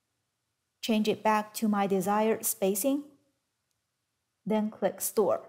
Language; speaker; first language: English; non-native, fluent; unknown